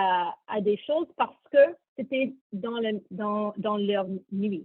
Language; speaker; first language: French; non-native, learner; English